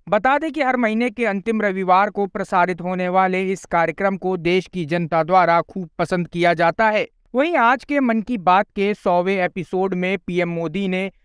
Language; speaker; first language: Hindi; native; Hindi